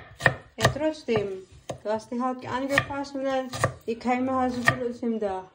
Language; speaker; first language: German; non-native, learner; Filipino